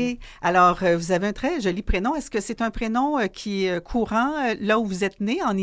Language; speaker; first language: French; native; French